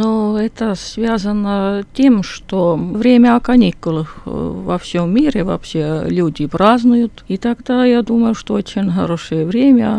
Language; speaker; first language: Russian; non-native, learner; Estonian